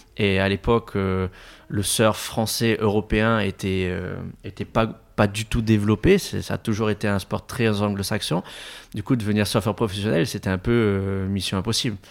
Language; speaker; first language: French; native; French